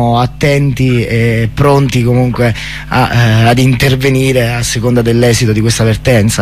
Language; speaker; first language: Italian; native; Italian